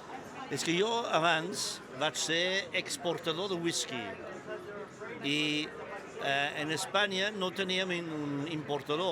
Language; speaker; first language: Catalan; non-native, fluent; English